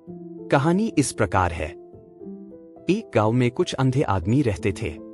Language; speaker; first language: Hindi; native; Hindi